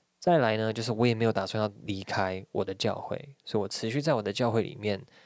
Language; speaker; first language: Chinese; native; Chinese